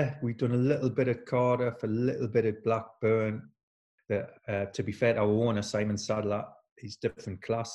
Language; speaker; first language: English; native; English